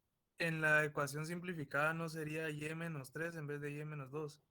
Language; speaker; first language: Spanish; native; Spanish